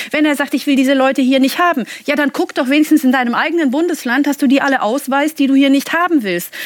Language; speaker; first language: German; native; German